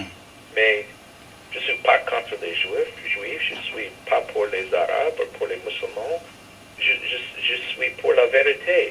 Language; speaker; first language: French; non-native, fluent; English